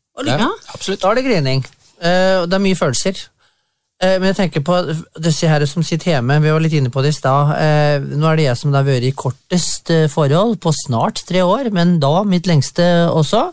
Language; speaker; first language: Norwegian; native; Norwegian